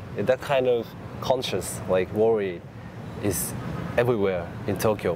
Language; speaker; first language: English; non-native, fluent; Japanese